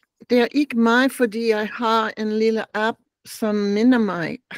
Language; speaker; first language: Danish; non-native, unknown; English